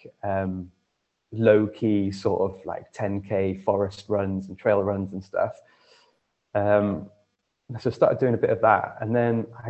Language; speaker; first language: English; native; English